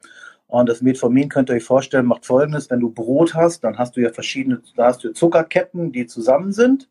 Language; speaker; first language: German; native; German